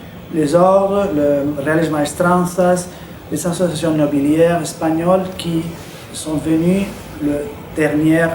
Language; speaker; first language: French; non-native, fluent; Spanish